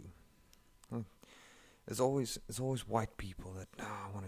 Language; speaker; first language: English; non-native, local second language; Afrikaans